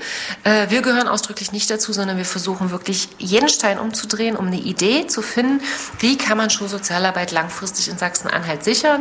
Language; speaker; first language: German; native; German